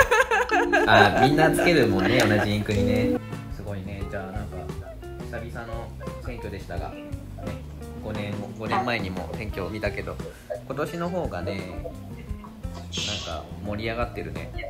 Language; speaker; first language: Japanese; native; Japanese